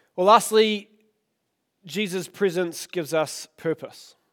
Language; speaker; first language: English; native; English